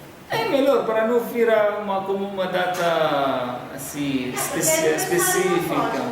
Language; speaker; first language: Portuguese; non-native, fluent; Arabic